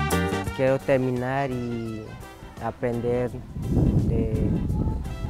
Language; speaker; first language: Spanish; non-native, local second language; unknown